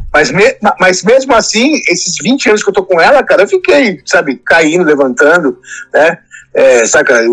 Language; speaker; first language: Portuguese; native; Portuguese